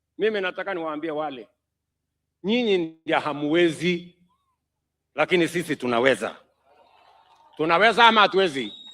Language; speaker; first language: Swahili; non-native, local second language; Kalenjin